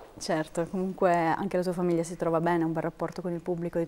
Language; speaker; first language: Italian; native; Italian